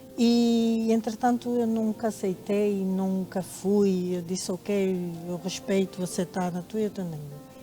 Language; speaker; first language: Portuguese; native; Portuguese